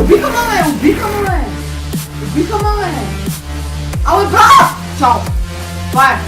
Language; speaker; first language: Bulgarian; native; Bulgarian